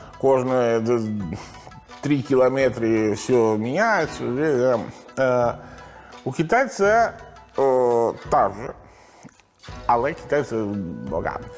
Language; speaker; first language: Ukrainian; non-native, learner; Italian